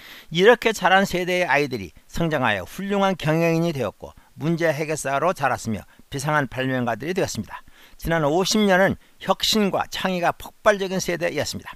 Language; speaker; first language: Korean; native; Korean